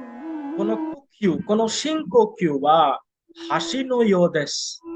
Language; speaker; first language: Japanese; non-native, fluent; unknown